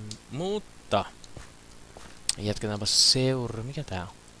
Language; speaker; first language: Finnish; native; Finnish